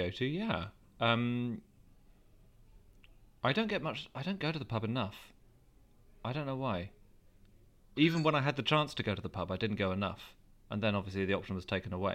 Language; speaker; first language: English; native; English